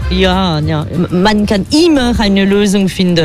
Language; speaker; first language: German; non-native, fluent; French